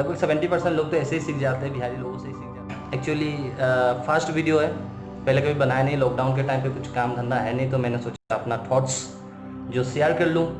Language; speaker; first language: Hindi; non-native, local second language; Assamese